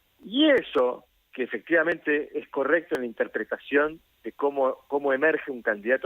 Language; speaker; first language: Spanish; native; Spanish